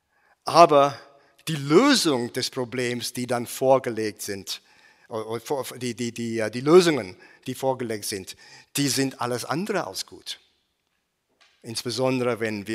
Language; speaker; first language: German; non-native, fluent; English